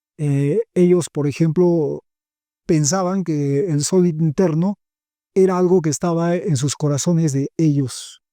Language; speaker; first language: Spanish; native; Spanish